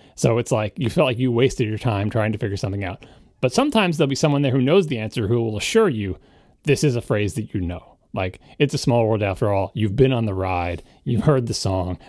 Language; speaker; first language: English; native; English